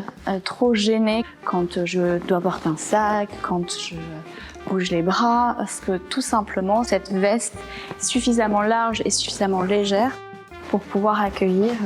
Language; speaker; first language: French; native; French